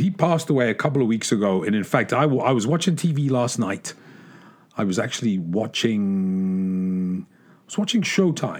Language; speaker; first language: English; native; English